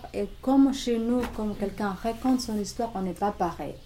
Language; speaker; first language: French; non-native, learner; Somali